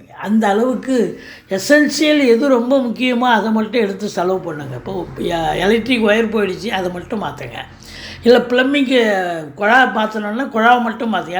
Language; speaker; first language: Tamil; native; Tamil